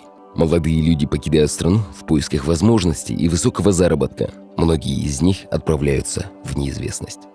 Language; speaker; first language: Russian; native; Russian